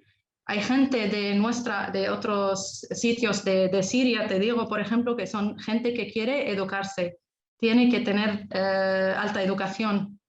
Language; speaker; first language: Spanish; non-native, fluent; Arabic